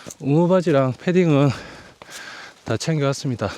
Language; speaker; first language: Korean; native; Korean